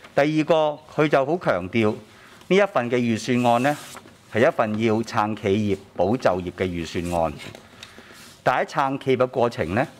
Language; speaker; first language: Cantonese; native; Cantonese